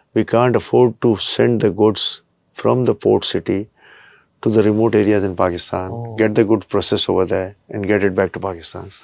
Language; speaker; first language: English; non-native, local second language; Urdu